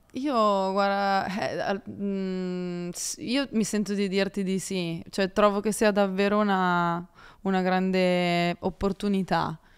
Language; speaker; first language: Italian; native; Italian